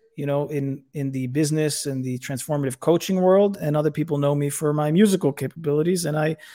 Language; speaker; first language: English; native; English